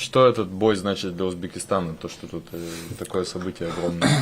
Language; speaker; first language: Russian; native; Russian